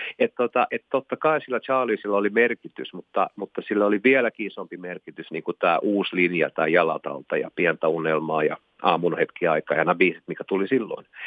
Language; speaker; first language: Finnish; non-native, local second language; Swedish